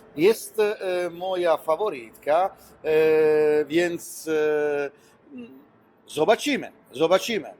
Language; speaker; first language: Polish; non-native, learner; Italian